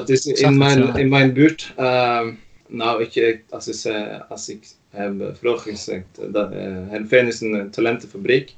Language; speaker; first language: Dutch; non-native, fluent; Norwegian